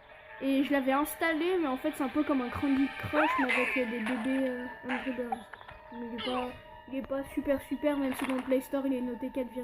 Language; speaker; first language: French; native; French